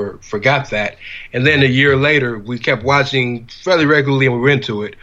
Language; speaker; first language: English; native; English